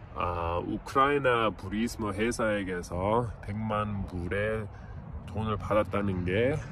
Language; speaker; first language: Korean; non-native, fluent; English